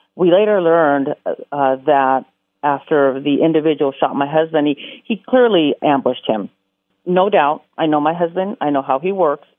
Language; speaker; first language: English; early bilingual, other home language; Spanish